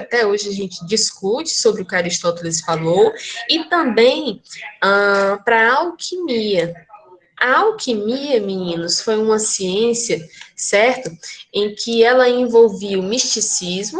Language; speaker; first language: Portuguese; native; Portuguese